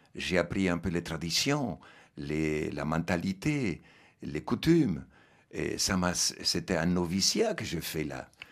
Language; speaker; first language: French; non-native, fluent; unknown